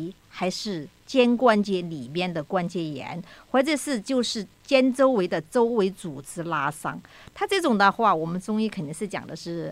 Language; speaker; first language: Chinese; native; Chinese